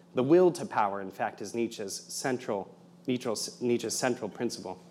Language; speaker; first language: English; native; English